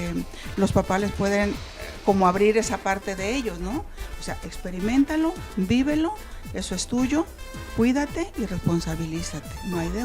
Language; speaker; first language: Spanish; native; Spanish